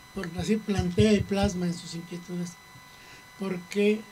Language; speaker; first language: Spanish; native; Spanish